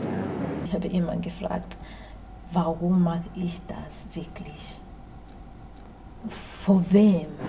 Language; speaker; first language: German; non-native, learner; Swahili